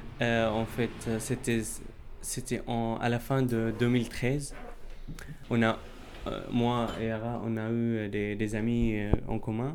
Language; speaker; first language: French; non-native, fluent; Arabic